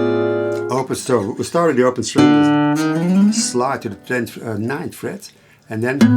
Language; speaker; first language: English; non-native, fluent; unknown